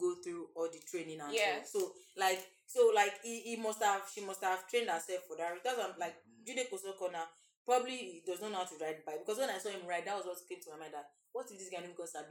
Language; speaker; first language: English; non-native, local second language; Igbo